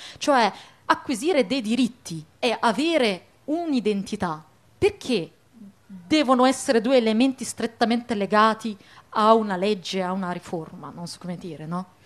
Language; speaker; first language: Italian; early bilingual, other home language; Arabic